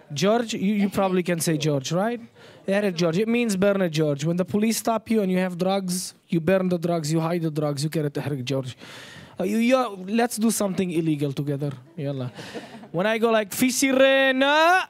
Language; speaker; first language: English; non-native, fluent; Arabic